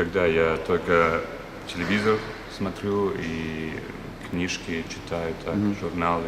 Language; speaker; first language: Russian; non-native, learner; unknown